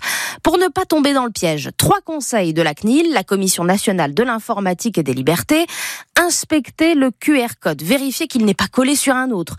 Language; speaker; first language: French; native; French